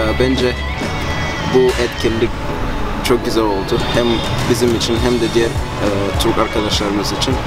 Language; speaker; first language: Turkish; non-native, fluent; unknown